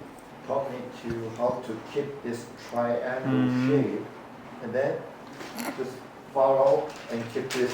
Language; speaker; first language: English; non-native, fluent; Korean